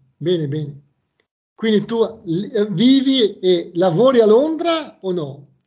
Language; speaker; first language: Italian; native; Italian